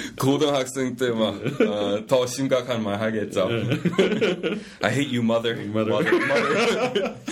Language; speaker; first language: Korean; non-native, fluent; English